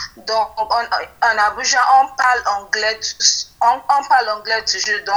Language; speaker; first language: French; non-native, learner; Yoruba